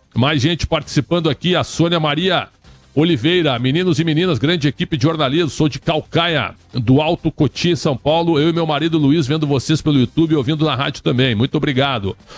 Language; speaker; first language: Portuguese; native; Portuguese